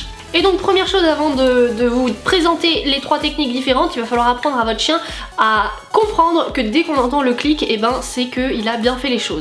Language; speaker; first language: French; native; French